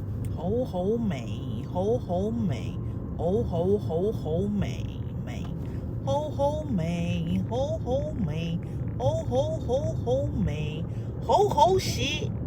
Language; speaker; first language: Cantonese; non-native, learner; Japanese